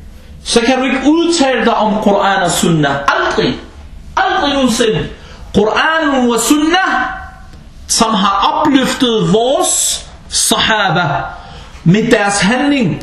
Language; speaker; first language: Danish; non-native, fluent; Arabic